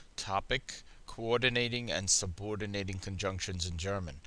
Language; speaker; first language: English; native; English